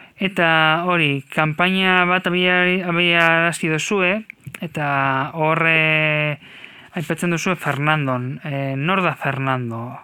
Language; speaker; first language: Basque; native; Basque